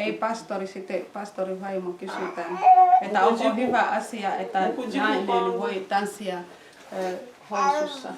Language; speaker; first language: Finnish; non-native, fluent; Swahili